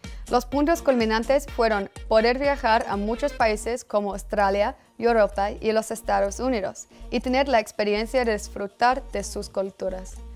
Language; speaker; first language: Spanish; non-native, fluent; English